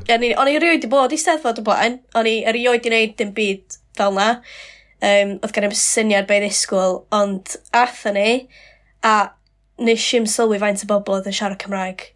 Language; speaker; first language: Welsh; non-native, local second language; English